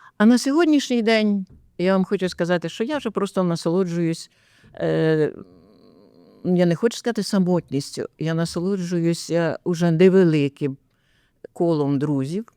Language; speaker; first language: Ukrainian; native; Ukrainian